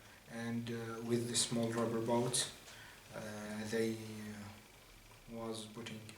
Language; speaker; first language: English; non-native, learner; Arabic